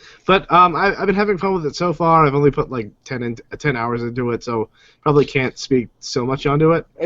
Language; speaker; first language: English; native; English